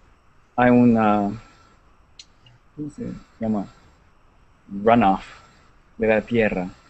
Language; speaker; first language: Spanish; non-native, learner; English